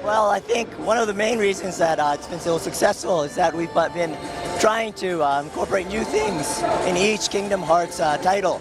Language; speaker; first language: English; non-native, fluent; Japanese